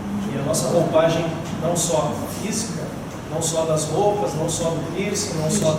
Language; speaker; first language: Portuguese; native; Portuguese